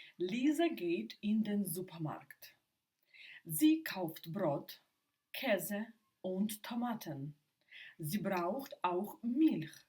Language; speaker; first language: German; non-native, fluent; Ukrainian